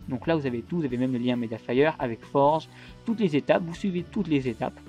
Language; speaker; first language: French; native; French